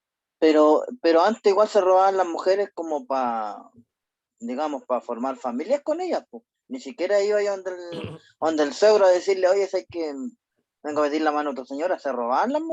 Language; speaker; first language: Spanish; native; Spanish